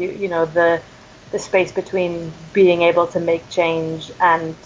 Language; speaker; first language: English; native; English